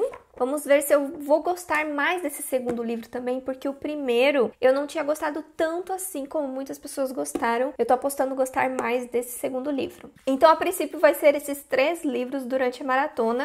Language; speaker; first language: Portuguese; native; Portuguese